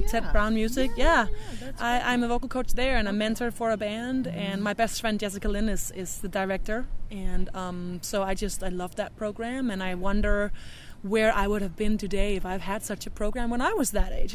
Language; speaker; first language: English; non-native, fluent; Danish